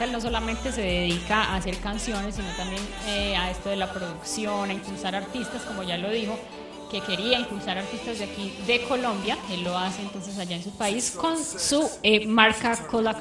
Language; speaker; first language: Spanish; native; Spanish